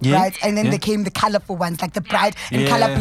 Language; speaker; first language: English; non-native, local second language; Zulu